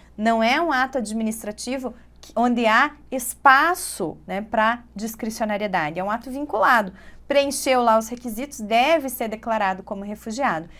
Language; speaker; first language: Portuguese; native; Portuguese